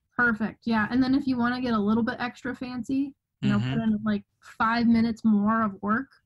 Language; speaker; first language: English; native; English